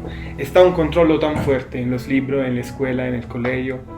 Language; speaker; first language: Spanish; non-native, fluent; Italian